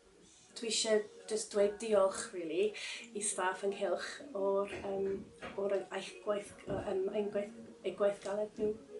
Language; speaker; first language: Welsh; non-native, learner; English